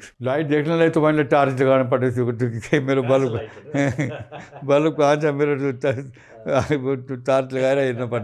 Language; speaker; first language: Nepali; non-native, learner; Punjabi